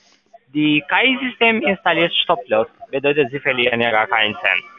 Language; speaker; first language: German; non-native, learner; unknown